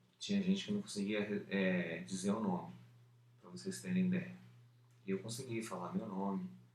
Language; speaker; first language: Portuguese; early bilingual, other home language; Spanish